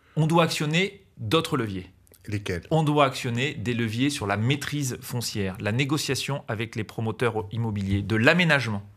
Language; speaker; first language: French; native; French